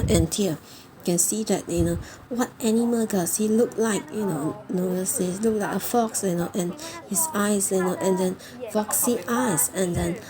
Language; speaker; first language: English; non-native, fluent; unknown